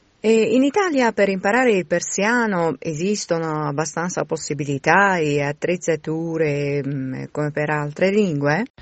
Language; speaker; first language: Italian; non-native, fluent; Persian